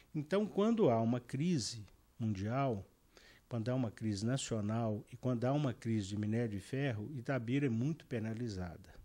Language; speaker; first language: Portuguese; native; Portuguese